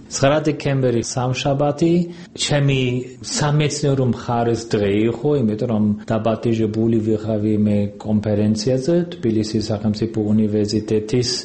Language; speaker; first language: Georgian; non-native, fluent; German